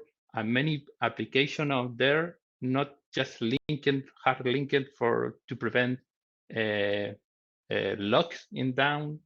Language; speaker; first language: English; non-native, learner; Spanish